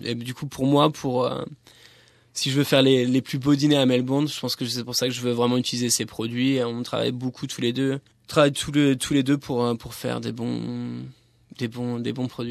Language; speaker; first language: French; native; French